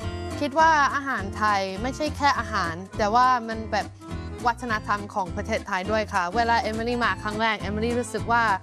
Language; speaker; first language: Thai; non-native, fluent; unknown